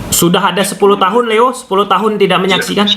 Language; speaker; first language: Indonesian; native; Indonesian